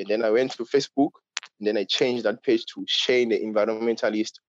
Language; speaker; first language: English; non-native, local second language; Swati